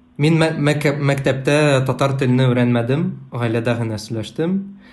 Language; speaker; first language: Tatar; non-native, learner; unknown